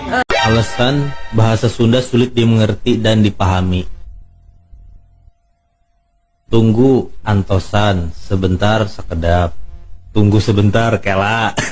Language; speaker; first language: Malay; non-native, local second language; Sundanese